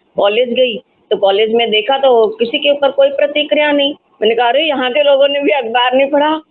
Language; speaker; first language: Hindi; non-native, local second language; Marathi